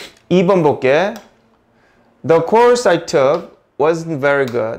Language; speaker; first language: English; non-native, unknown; Korean